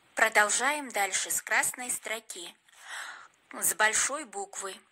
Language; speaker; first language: Russian; non-native, local second language; Kyrgyz